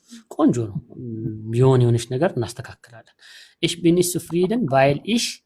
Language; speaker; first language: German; non-native, fluent; Amharic